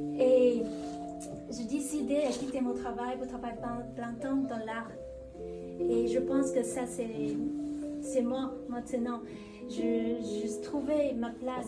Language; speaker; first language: French; non-native, fluent; Vietnamese